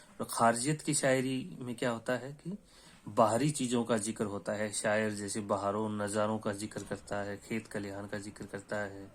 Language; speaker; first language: Urdu; native; Urdu